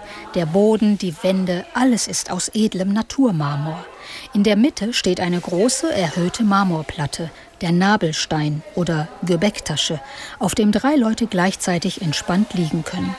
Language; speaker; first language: German; native; German